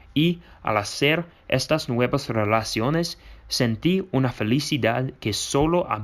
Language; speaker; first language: Spanish; non-native, learner; English